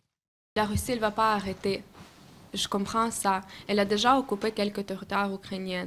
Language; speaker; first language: French; non-native, learner; Ukrainian